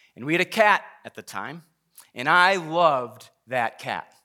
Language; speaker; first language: English; native; English